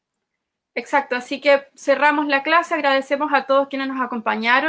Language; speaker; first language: Spanish; native; Spanish